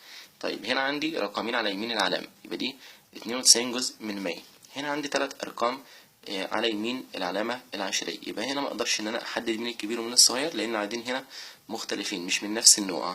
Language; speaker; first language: Arabic; native; Arabic